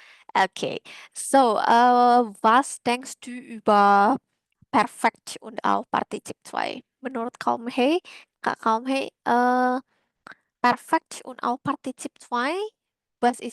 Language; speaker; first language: German; non-native, learner; Indonesian